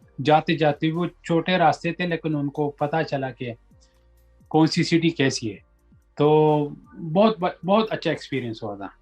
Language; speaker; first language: Urdu; non-native, local second language; Pashto